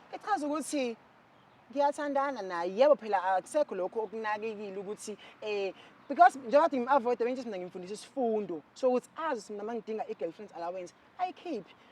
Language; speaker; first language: Zulu; non-native, local second language; Xhosa